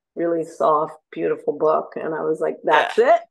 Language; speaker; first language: English; native; English